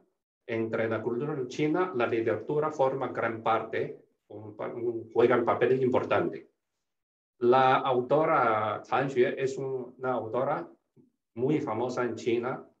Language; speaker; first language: Spanish; non-native, fluent; Chinese